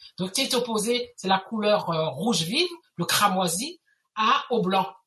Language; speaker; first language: French; native; French